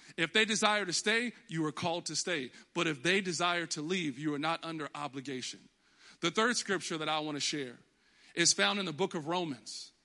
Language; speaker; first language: English; native; English